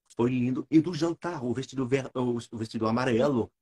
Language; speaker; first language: Portuguese; non-native, fluent; French